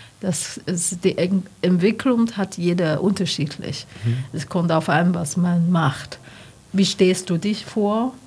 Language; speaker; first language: German; non-native, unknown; Chinese